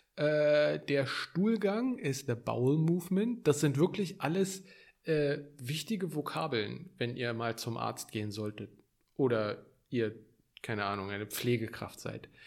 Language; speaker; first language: German; native; German